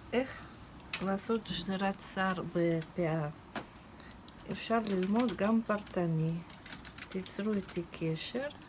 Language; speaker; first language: Hebrew; non-native, fluent; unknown